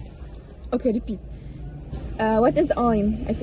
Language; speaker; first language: English; non-native, fluent; Arabic